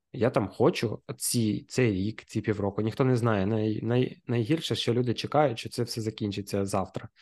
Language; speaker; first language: Ukrainian; non-native, local second language; Russian